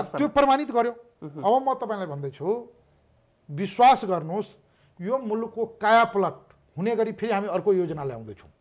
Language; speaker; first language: Nepali; non-native, local second language; Maithili